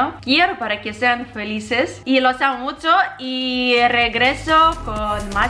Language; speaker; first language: Spanish; non-native, fluent; Ukrainian